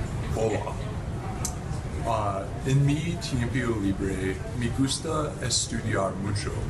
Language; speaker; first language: Spanish; non-native, learner; English